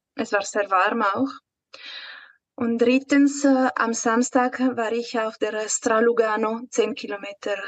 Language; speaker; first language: German; non-native, local second language; Italian